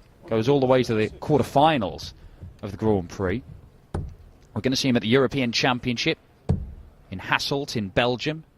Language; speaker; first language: English; native; English